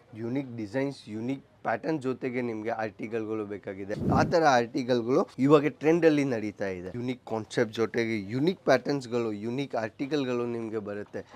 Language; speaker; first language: Kannada; non-native, local second language; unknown